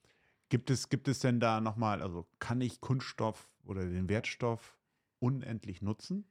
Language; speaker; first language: German; native; German